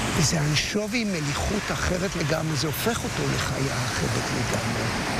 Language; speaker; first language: Hebrew; native; Hebrew